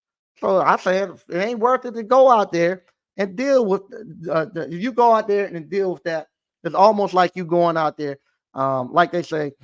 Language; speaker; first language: English; native; English